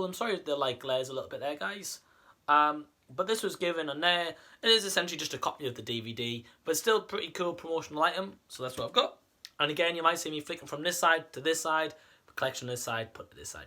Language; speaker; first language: English; native; English